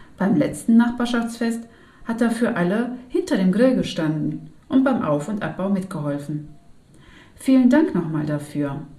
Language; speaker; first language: German; native; German